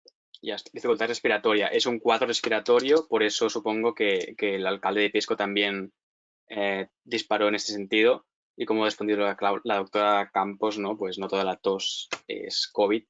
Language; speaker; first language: Spanish; native; Spanish